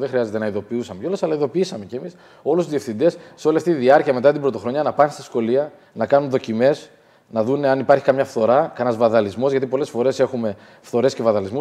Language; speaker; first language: Greek; native; Greek